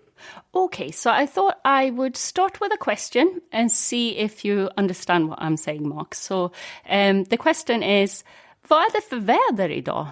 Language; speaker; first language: Swedish; native; Swedish